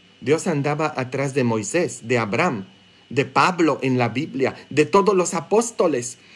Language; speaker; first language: Spanish; non-native, fluent; English